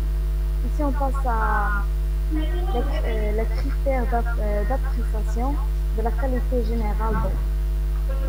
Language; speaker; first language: French; non-native, local second language; Arabic